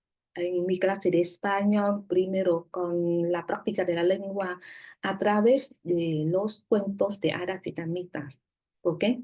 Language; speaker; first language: Spanish; non-native, fluent; Vietnamese